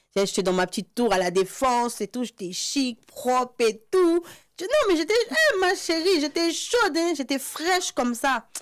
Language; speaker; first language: French; early bilingual, other home language; Haitian Creole